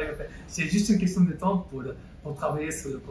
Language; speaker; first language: French; non-native, fluent; Portuguese